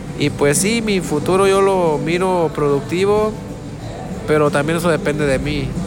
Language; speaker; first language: Spanish; native; Spanish